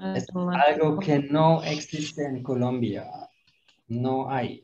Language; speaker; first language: Spanish; non-native, fluent; German